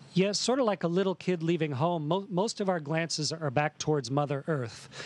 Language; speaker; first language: English; native; English